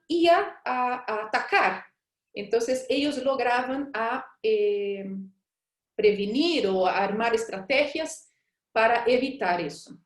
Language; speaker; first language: Spanish; non-native, fluent; Portuguese